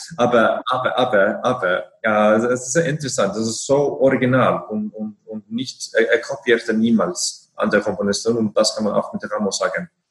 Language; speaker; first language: German; non-native, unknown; Icelandic